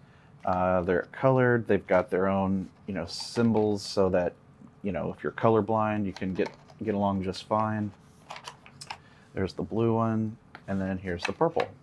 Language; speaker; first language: English; native; English